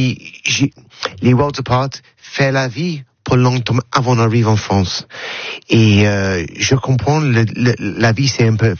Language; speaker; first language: French; non-native, learner; English